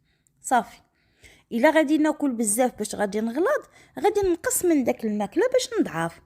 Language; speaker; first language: Arabic; native; Arabic